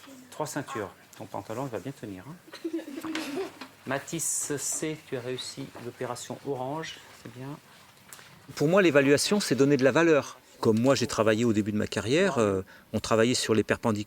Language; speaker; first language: French; native; French